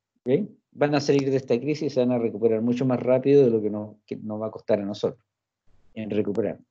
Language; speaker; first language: Spanish; early bilingual, heritage; Spanish